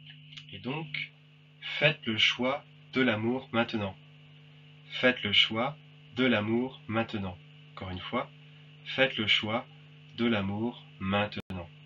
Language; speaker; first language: French; native; French